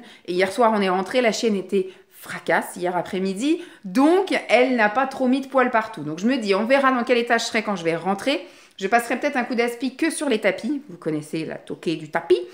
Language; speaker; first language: French; native; French